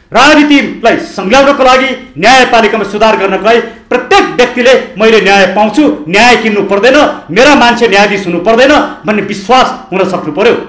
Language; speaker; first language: Nepali; native; Nepali